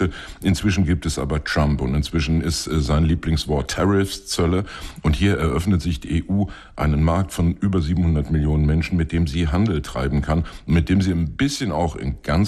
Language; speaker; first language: German; native; German